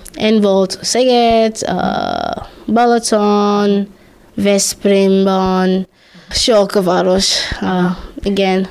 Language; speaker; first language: Hungarian; non-native, learner; English